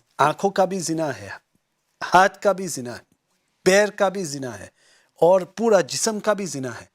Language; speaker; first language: Urdu; non-native, fluent; Gujarati